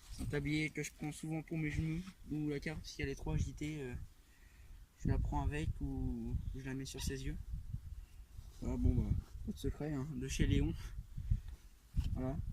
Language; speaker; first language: French; native; French